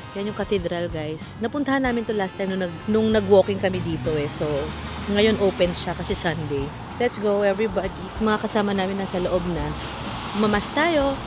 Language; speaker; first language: Filipino; native; Filipino